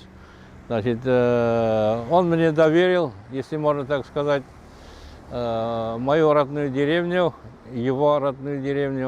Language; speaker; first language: Russian; non-native, local second language; Tatar